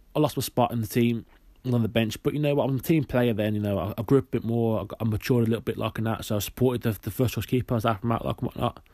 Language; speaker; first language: English; native; English